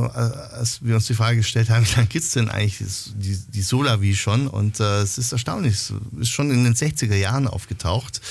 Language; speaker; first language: German; native; German